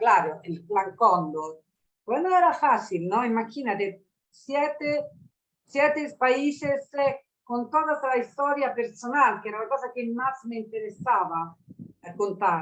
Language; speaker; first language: Spanish; non-native, learner; Italian